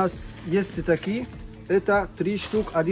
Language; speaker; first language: Russian; non-native, learner; Arabic